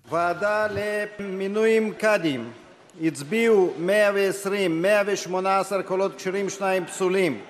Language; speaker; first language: Hebrew; non-native, local second language; Arabic